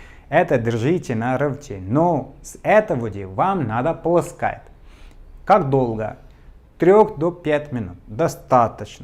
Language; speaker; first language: Russian; non-native, learner; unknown